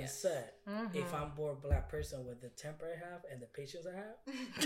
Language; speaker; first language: English; non-native, fluent; Spanish